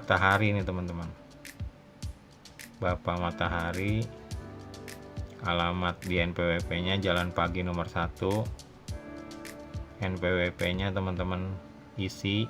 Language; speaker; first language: Indonesian; native; Indonesian